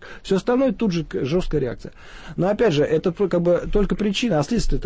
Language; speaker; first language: Russian; native; Russian